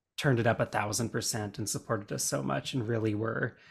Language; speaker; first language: English; native; English